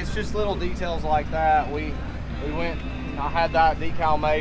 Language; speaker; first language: English; native; English